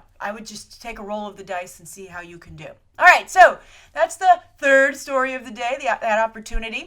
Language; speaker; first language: English; native; English